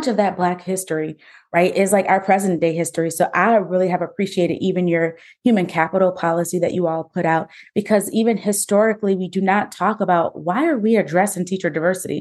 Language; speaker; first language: English; native; English